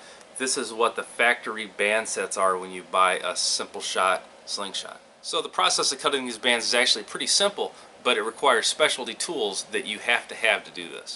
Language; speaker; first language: English; native; English